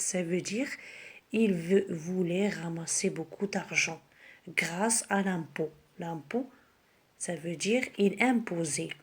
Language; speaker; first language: French; non-native, local second language; Arabic